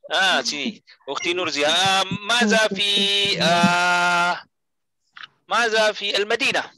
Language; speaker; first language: Arabic; non-native, fluent; Malay